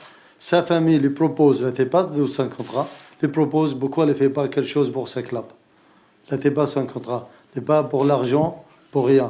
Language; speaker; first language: French; non-native, learner; Arabic